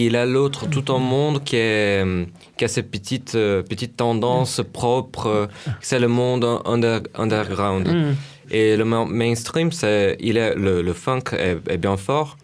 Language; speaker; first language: French; non-native, fluent; Portuguese